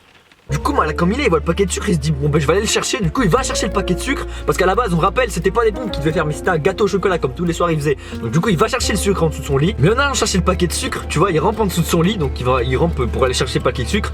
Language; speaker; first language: French; native; French